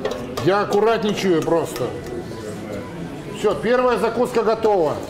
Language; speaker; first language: Russian; native; Russian